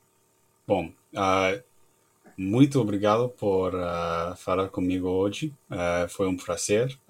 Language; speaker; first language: Portuguese; non-native, learner; English